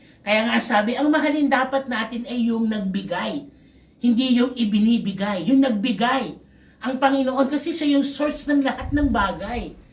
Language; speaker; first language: Filipino; native; Filipino